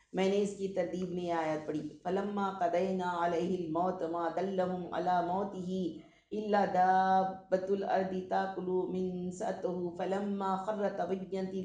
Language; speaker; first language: Urdu; native; Urdu